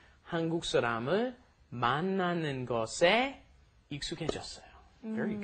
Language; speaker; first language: Korean; non-native, fluent; English